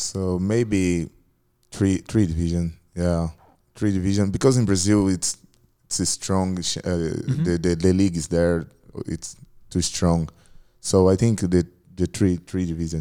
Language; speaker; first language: English; non-native, learner; Portuguese